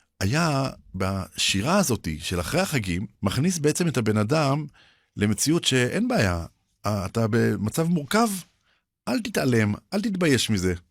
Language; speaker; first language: Hebrew; early bilingual, other home language; Arabic